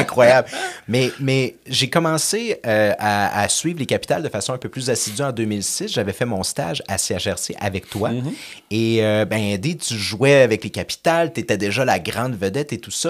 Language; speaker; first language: French; native; French